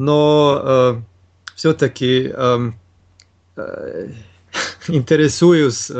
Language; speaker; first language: Russian; non-native, learner; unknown